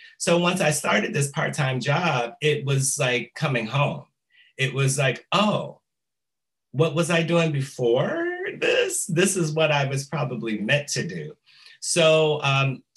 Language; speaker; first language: English; native; English